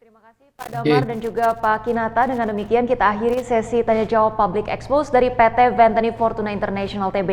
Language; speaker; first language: Indonesian; native; Indonesian